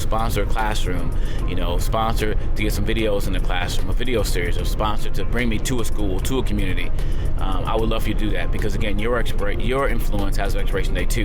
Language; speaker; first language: English; native; English